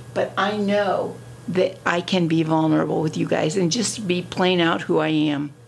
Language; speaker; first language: English; native; English